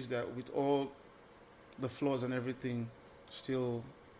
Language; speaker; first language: English; non-native, local second language; Igbo